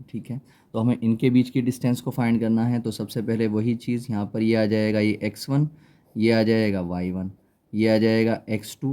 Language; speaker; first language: Hindi; native; Hindi